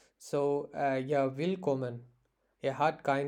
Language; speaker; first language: German; non-native, learner; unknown